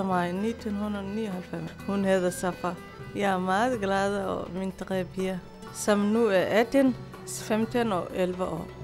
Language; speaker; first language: Danish; non-native, fluent; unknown